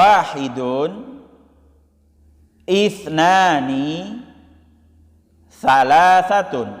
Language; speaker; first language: Arabic; non-native, fluent; Indonesian